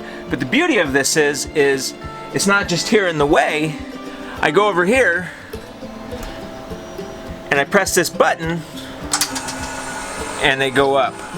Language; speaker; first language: English; native; English